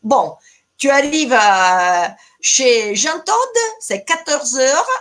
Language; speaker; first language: French; non-native, fluent; Italian